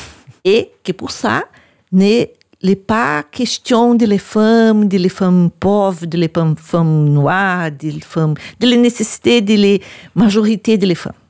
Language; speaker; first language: French; non-native, learner; Portuguese